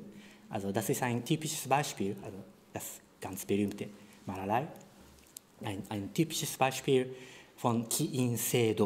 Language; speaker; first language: German; non-native, fluent; Japanese